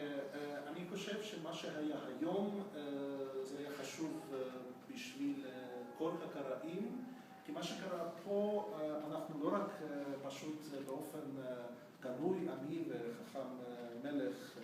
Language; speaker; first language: Hebrew; non-native, fluent; Russian